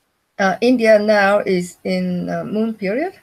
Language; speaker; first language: English; non-native, learner; Japanese